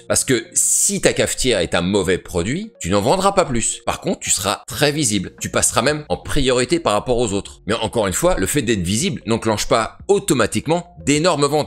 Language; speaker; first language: French; native; French